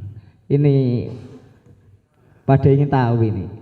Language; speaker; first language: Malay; non-native, local second language; Javanese